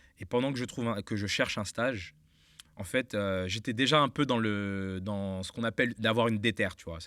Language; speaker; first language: French; native; French